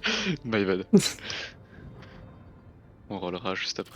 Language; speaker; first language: French; native; French